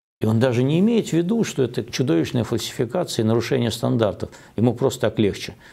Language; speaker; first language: Russian; native; Russian